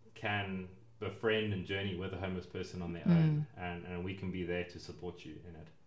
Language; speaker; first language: English; native; English